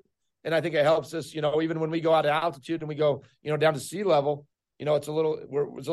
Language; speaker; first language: English; native; English